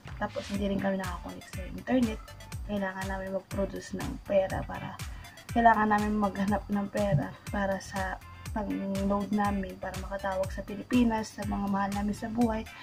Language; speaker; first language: Filipino; native; Filipino